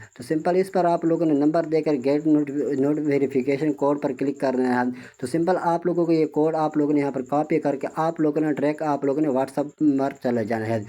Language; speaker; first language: Urdu; non-native, local second language; Punjabi